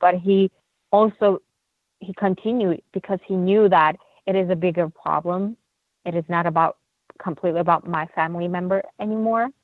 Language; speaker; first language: English; non-native, fluent; Uyghur